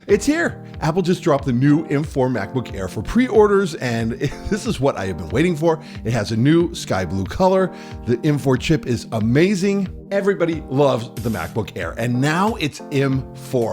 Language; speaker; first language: English; native; English